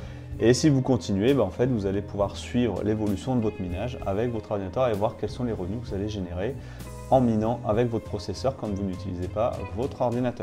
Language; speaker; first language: French; native; French